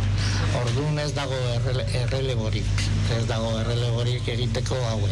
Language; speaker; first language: Basque; non-native, local second language; Spanish